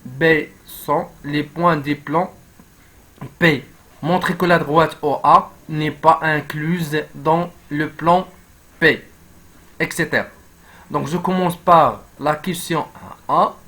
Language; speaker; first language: French; non-native, local second language; Arabic